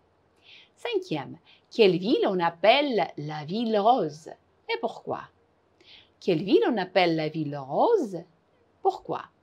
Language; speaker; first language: French; non-native, fluent; Uzbek